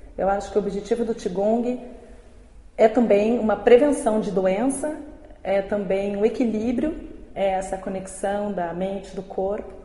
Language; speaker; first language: Portuguese; native; Portuguese